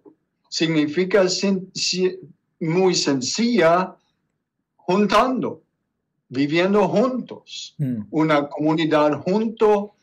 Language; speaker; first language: Spanish; non-native, learner; English